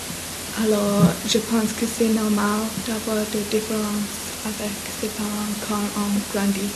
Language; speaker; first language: French; non-native, learner; English